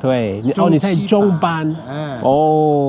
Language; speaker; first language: Chinese; non-native, fluent; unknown